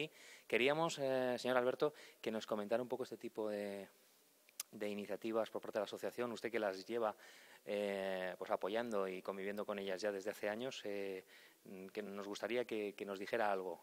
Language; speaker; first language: Spanish; native; Spanish